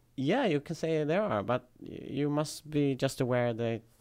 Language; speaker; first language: English; non-native, fluent; Swedish